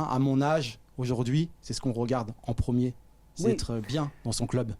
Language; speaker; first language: French; native; French